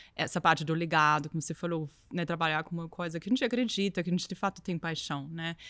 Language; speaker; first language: Portuguese; non-native, fluent; German